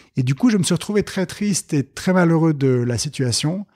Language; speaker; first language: French; native; French